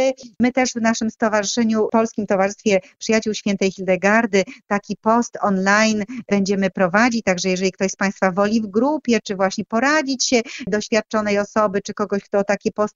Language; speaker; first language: Polish; native; Polish